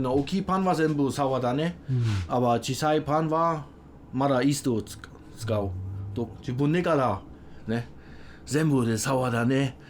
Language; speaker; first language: Japanese; non-native, learner; German